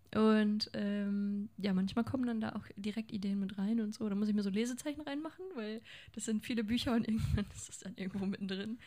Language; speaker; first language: German; native; German